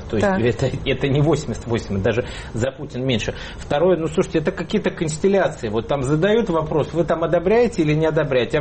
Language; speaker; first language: Russian; native; Russian